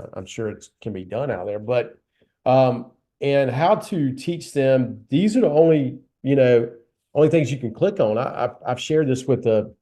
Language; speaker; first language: English; native; English